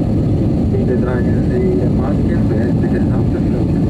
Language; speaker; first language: German; non-native, learner; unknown